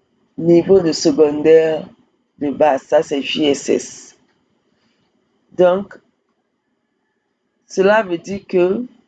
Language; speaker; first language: French; non-native, fluent; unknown